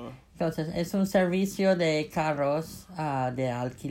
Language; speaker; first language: Spanish; non-native, fluent; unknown